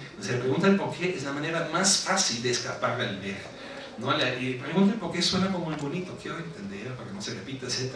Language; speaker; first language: Spanish; non-native, fluent; German